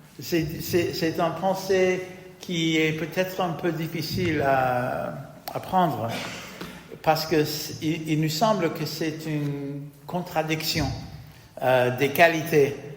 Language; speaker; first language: French; non-native, fluent; English